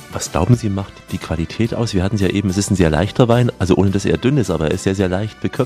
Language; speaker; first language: German; native; German